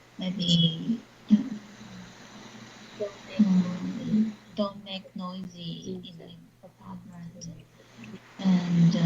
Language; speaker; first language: English; non-native, learner; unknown